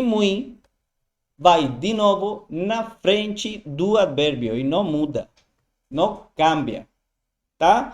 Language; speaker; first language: Portuguese; non-native, fluent; Spanish